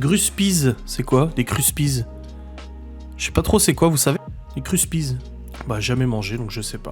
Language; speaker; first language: French; native; French